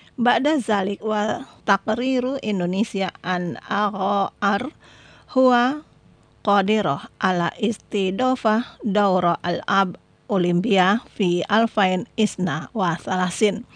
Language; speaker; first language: Arabic; non-native, fluent; Indonesian